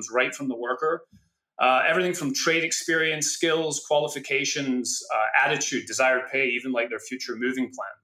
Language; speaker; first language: English; native; English